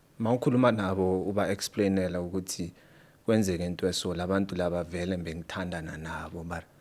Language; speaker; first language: Zulu; non-native, local second language; Tsonga